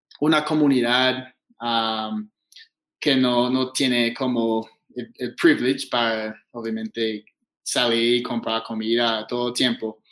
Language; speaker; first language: Spanish; non-native, fluent; English